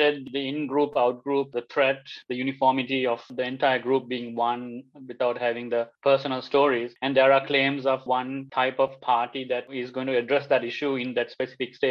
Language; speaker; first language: English; non-native, local second language; Sinhala